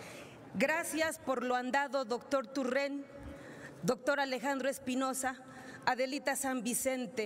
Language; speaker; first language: Spanish; native; Spanish